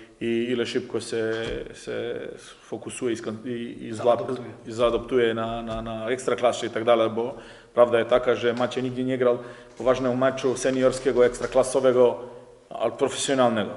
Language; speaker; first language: Polish; non-native, fluent; Serbian